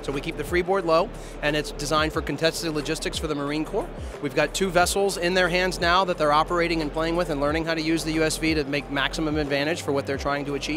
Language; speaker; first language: English; native; English